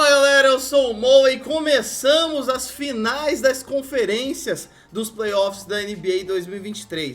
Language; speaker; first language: Portuguese; native; Portuguese